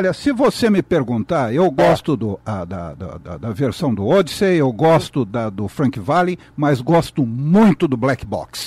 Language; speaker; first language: Portuguese; native; Portuguese